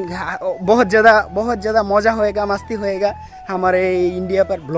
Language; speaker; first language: Hindi; non-native, learner; Bangla